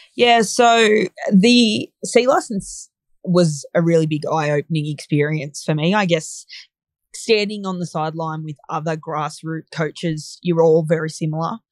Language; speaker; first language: English; native; English